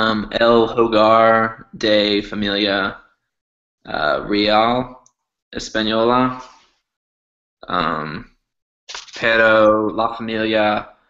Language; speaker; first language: Spanish; non-native, learner; English